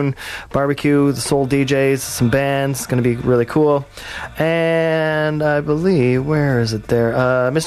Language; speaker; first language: English; native; English